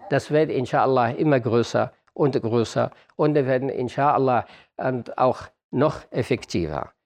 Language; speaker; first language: German; non-native, fluent; Arabic